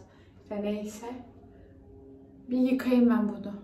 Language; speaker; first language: Turkish; early bilingual, heritage; Turkish